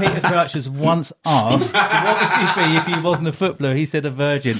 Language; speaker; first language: English; native; English